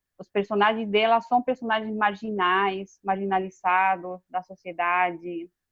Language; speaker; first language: Portuguese; non-native, fluent; Spanish